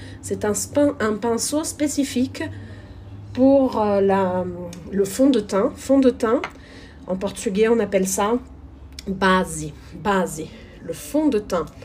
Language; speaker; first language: French; non-native, fluent; Portuguese